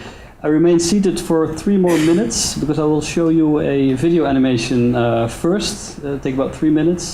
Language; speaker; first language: English; non-native, fluent; Dutch